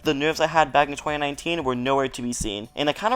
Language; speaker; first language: English; native; English